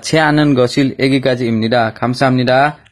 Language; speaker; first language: Korean; non-native, learner; Nepali